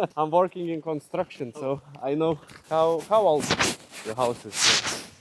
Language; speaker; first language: English; non-native, learner; Lithuanian